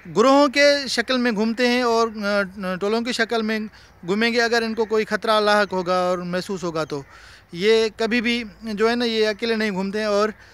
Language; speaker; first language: Urdu; non-native, local second language; Sindhi